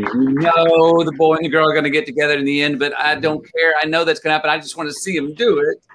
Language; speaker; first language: English; native; English